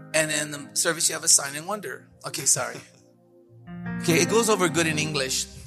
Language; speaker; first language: English; early bilingual, other home language; Spanish